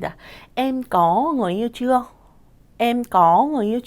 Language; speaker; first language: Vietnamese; non-native, fluent; Korean